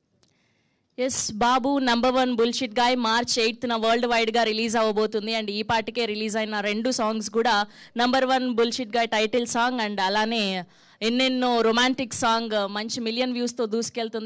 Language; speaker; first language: Telugu; native; Telugu